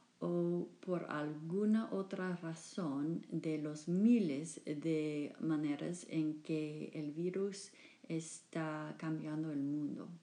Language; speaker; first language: Spanish; non-native, fluent; English